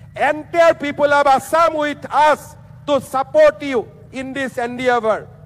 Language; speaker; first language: English; non-native, local second language; Assamese